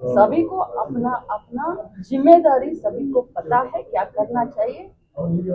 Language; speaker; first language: Hindi; non-native, local second language; Kannada